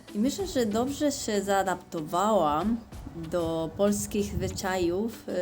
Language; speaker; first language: Polish; non-native, fluent; Spanish